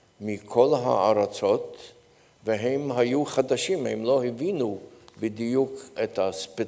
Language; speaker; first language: Hebrew; non-native, fluent; Polish